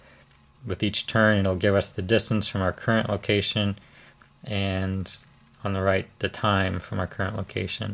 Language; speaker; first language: English; native; English